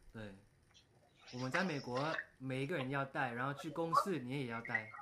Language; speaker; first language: Chinese; early bilingual, heritage; Chinese